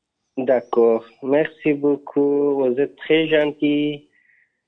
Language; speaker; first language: French; non-native, learner; Persian